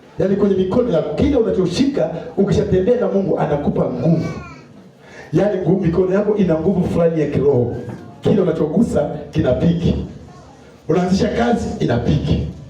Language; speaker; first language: Swahili; non-native, local second language; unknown